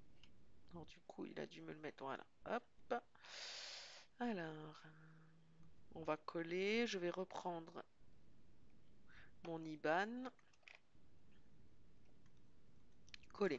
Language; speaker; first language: French; native; French